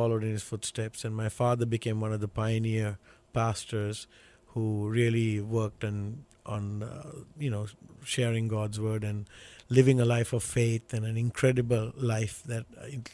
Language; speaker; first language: English; non-native, local second language; Sinhala